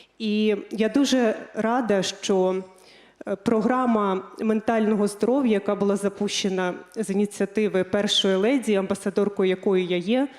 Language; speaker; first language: Ukrainian; native; Ukrainian